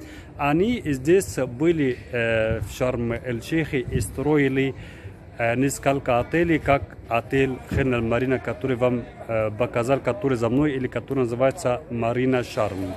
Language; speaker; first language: Russian; non-native, fluent; Arabic